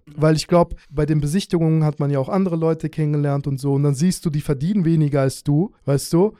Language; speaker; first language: German; early bilingual, other home language; Russian